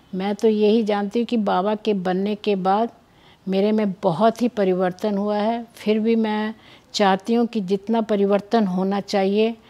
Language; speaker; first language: Hindi; native; Hindi